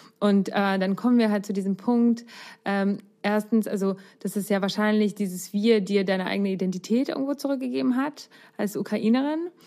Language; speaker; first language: German; native; German